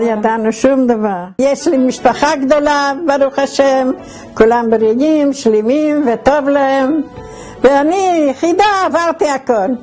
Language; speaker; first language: Hebrew; non-native, fluent; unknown